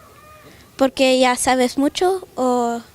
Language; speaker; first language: Spanish; non-native, learner; English